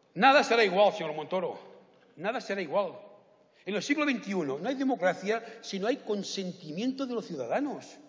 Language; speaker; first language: Spanish; native; Spanish